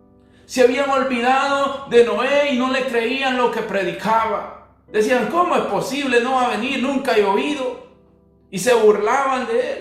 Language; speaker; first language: Spanish; native; Spanish